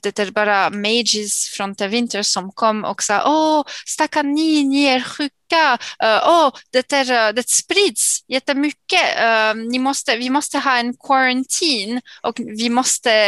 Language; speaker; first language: Swedish; non-native, fluent; English